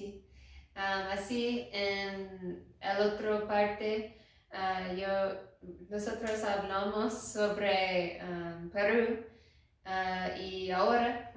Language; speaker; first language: Spanish; non-native, learner; English